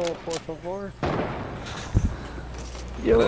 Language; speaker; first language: Spanish; non-native, learner; English